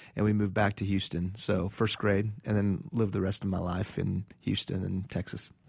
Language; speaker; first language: English; non-native, fluent; Persian